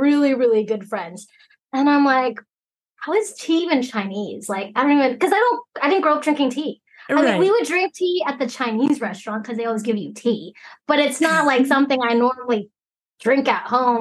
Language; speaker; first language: English; early bilingual, other home language; Cantonese